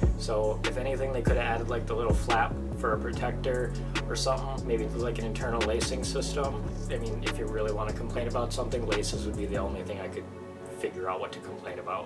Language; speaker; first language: English; native; English